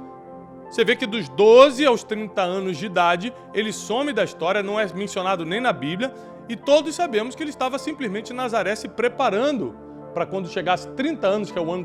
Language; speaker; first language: Portuguese; native; Portuguese